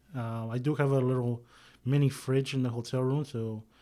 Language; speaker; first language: English; native; English